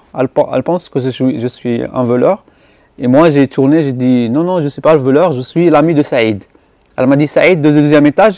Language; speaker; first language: French; non-native, local second language; Arabic